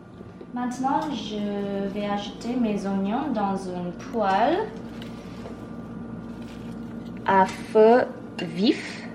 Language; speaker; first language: French; non-native, learner; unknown